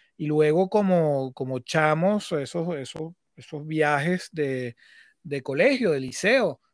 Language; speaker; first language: Spanish; native; Spanish